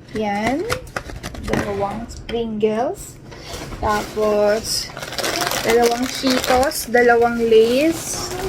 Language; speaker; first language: Filipino; native; Filipino